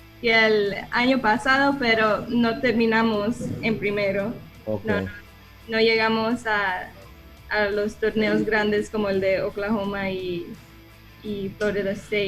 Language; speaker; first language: Spanish; early bilingual, heritage; English